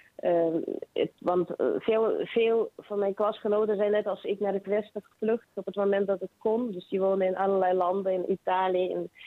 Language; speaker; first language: Dutch; non-native, fluent; Ukrainian